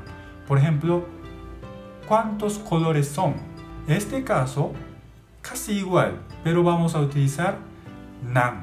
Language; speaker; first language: Spanish; non-native, learner; Japanese